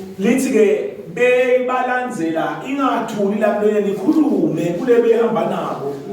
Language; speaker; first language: Zulu; non-native, local second language; Swati